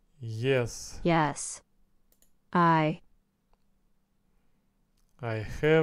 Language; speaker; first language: English; non-native, learner; Russian